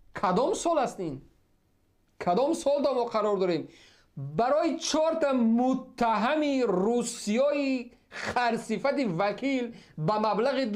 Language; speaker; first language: Persian; native; Persian